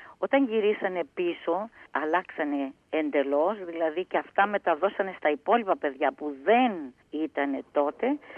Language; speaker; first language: Greek; early bilingual, heritage; Greek